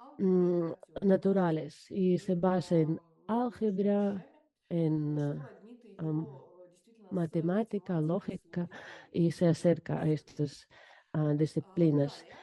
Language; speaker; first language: Spanish; non-native, fluent; Russian